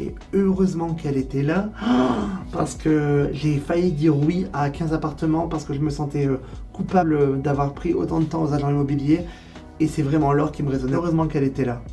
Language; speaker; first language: French; native; French